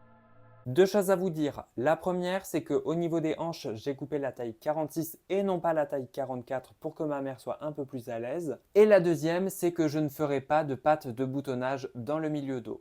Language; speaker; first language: French; native; French